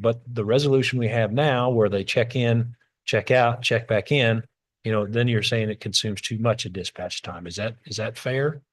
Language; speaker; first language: English; native; English